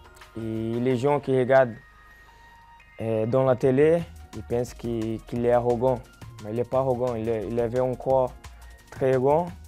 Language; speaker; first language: French; non-native, fluent; Portuguese